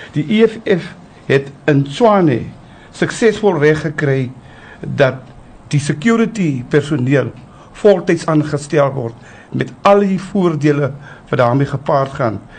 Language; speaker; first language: Afrikaans; native; Afrikaans